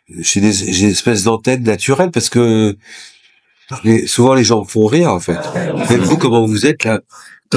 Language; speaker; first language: French; native; French